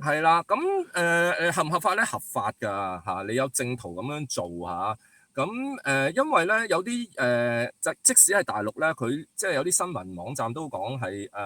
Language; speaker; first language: Cantonese; native; Cantonese